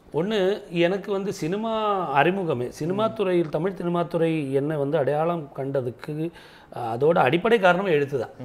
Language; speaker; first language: Tamil; non-native, local second language; Malayalam